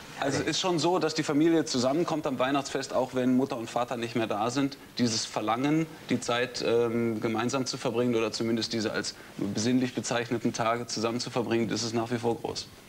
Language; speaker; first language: German; native; German